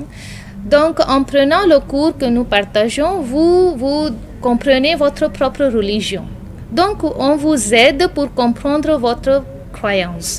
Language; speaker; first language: French; non-native, fluent; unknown